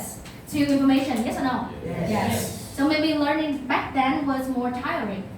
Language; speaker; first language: English; non-native, fluent; Vietnamese